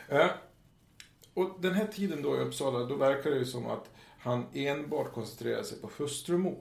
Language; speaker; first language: Swedish; native; Swedish